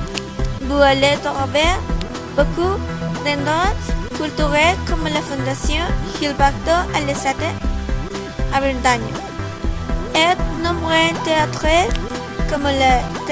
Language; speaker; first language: French; non-native, learner; Spanish